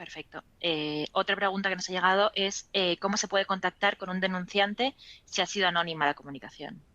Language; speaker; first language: Spanish; native; Spanish